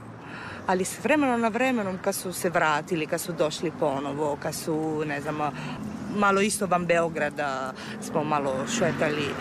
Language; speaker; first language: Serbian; non-native, fluent; Italian